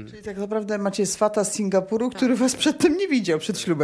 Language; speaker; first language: Polish; native; Polish